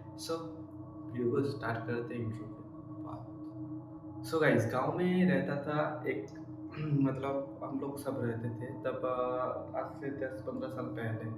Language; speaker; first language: Hindi; non-native, local second language; Bangla